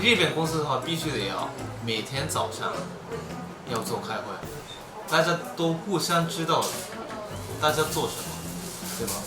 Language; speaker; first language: Chinese; non-native, fluent; Japanese